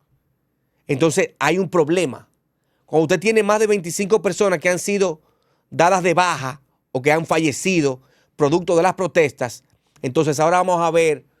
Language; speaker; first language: Spanish; native; Spanish